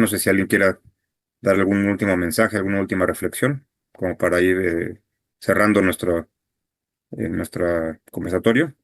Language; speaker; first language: Spanish; native; Spanish